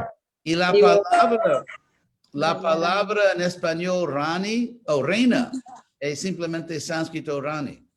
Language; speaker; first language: Spanish; non-native, fluent; English